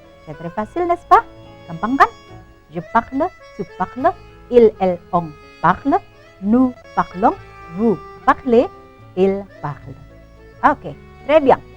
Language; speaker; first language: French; non-native, fluent; Indonesian